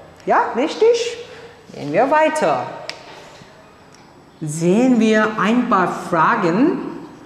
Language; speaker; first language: German; non-native, fluent; Marathi